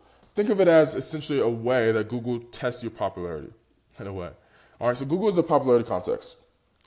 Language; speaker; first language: English; native; English